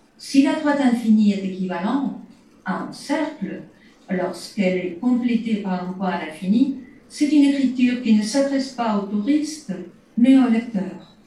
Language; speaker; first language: French; native; French